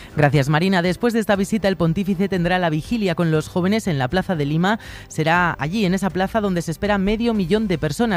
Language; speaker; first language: Spanish; native; Spanish